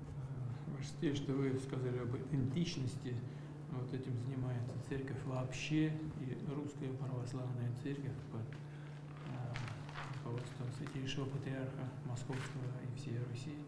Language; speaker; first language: Russian; native; Russian